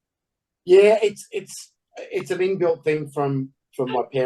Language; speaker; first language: English; native; English